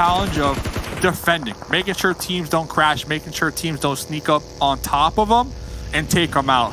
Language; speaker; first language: English; native; English